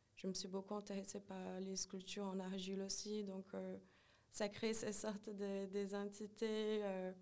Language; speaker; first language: French; non-native, fluent; Portuguese